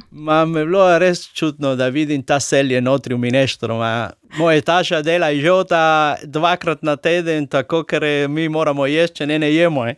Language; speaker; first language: Slovenian; non-native, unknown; Spanish